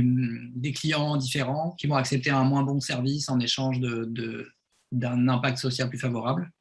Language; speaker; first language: French; native; French